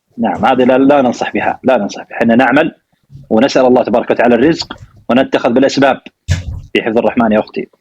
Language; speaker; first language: Arabic; native; Arabic